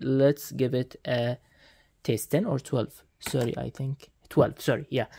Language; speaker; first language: English; non-native, fluent; Arabic